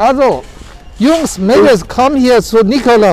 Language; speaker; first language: German; non-native, fluent; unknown